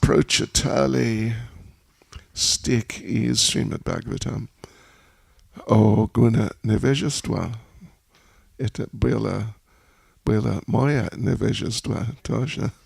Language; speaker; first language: Russian; non-native, learner; English